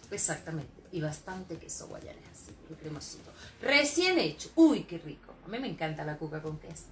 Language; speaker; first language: Spanish; native; Spanish